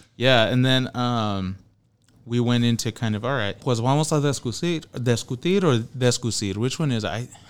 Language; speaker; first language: English; native; English